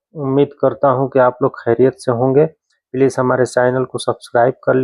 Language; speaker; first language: Hindi; native; Hindi